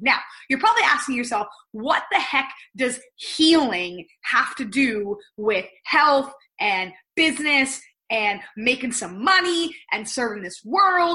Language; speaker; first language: English; native; English